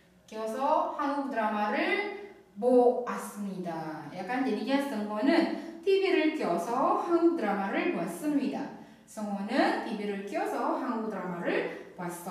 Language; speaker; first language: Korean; non-native, fluent; Indonesian